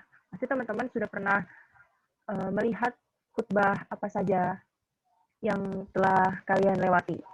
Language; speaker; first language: Indonesian; native; Indonesian